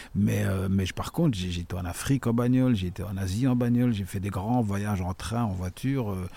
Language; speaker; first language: French; native; French